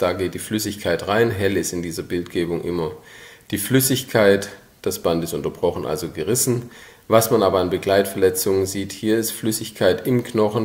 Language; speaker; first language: German; native; German